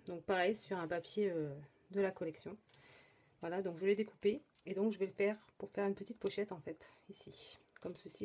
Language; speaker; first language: French; native; French